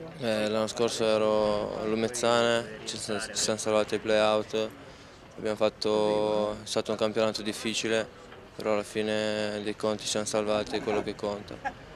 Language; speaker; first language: Italian; early bilingual, other home language; Romanian